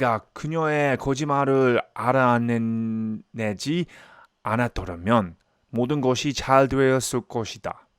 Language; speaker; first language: Korean; non-native, learner; English